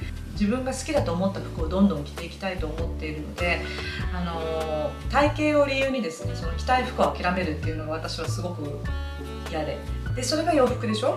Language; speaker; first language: Japanese; native; Japanese